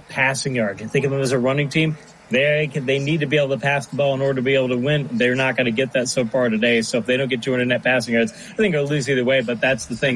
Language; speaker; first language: English; native; English